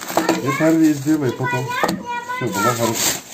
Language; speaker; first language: Russian; non-native, learner; Turkish